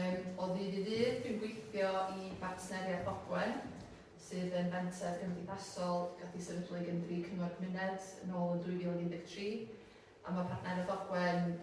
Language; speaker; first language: Welsh; native; Welsh